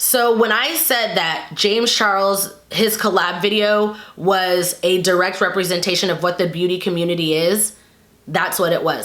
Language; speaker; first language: English; native; English